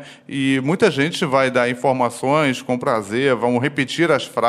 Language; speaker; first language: Portuguese; non-native, fluent; Russian